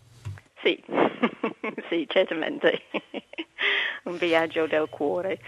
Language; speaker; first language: Italian; non-native, learner; English